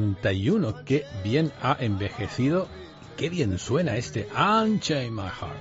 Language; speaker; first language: Spanish; native; Spanish